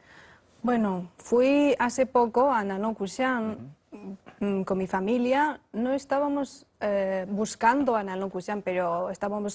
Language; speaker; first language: Spanish; non-native, fluent; Chinese